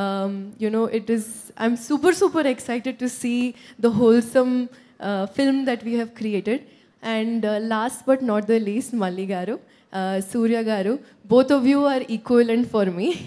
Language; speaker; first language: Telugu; non-native, local second language; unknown